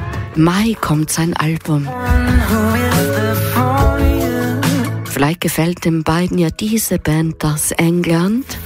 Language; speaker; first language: German; native; German